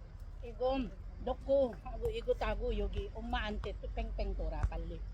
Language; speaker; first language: Korean; non-native, fluent; Filipino